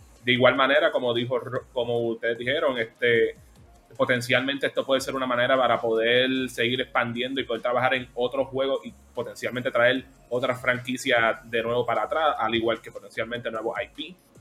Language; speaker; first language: Spanish; native; Spanish